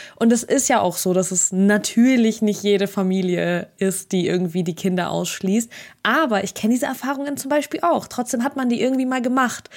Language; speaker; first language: German; early bilingual, other home language; Russian